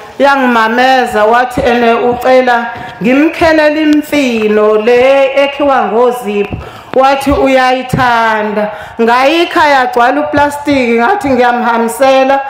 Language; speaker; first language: Zulu; native; Zulu